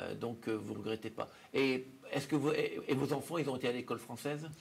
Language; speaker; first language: French; native; French